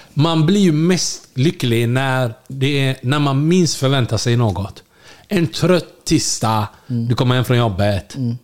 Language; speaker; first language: Swedish; early bilingual, other home language; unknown